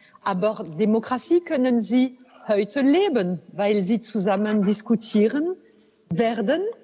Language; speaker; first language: German; non-native, learner; French